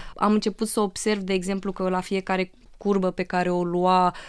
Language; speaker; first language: Romanian; non-native, local second language; Russian